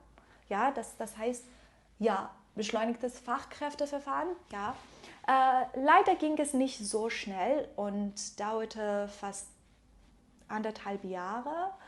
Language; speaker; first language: German; non-native, fluent; Persian